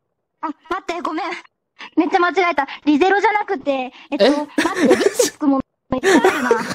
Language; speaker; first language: Japanese; native; Japanese